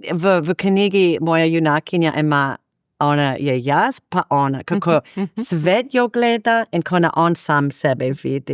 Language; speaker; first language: Slovenian; non-native, fluent; English